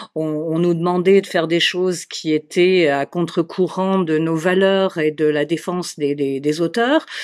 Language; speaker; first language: French; native; French